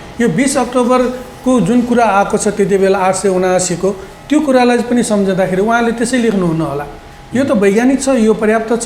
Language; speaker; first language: Nepali; non-native, local second language; Newari